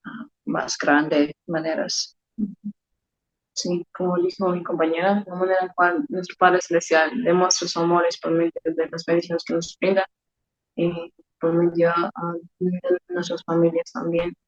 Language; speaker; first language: Spanish; non-native, learner; English